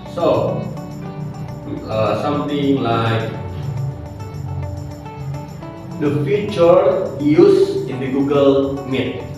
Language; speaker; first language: English; non-native, learner; Indonesian